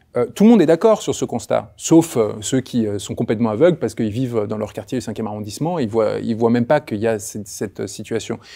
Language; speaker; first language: French; early bilingual, other home language; Spanish